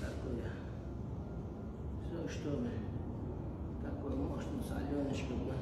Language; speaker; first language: Russian; non-native, learner; Turkmen